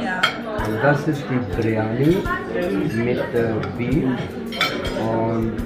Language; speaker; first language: German; non-native, learner; Urdu